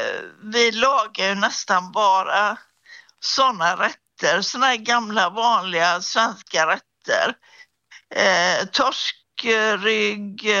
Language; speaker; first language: Swedish; native; Swedish